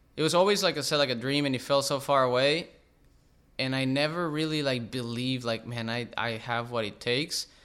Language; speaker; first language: English; non-native, fluent; Spanish